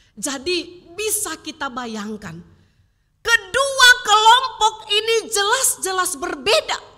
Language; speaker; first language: Indonesian; native; Indonesian